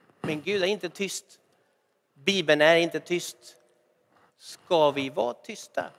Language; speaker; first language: Swedish; non-native, fluent; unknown